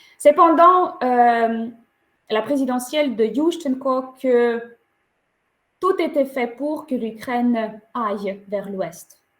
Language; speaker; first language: French; non-native, fluent; Ukrainian